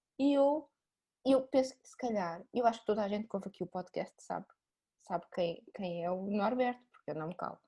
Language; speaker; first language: Portuguese; native; Portuguese